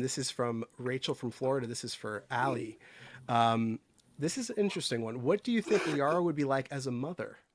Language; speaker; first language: English; native; English